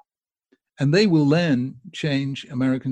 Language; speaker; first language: English; native; English